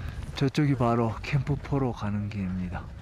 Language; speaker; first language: Korean; native; Korean